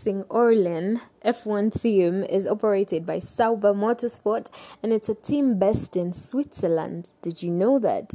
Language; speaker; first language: English; non-native, local second language; Ganda